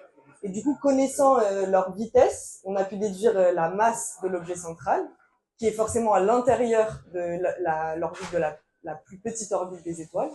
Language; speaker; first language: French; native; French